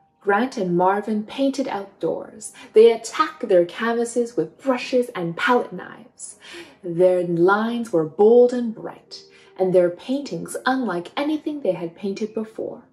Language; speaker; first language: English; native; English